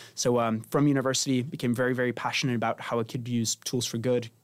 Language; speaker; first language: English; non-native, fluent; Spanish